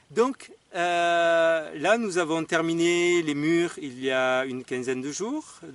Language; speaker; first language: French; native; French